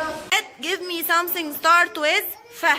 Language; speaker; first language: English; non-native, learner; Arabic